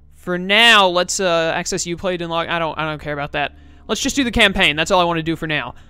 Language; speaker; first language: English; native; English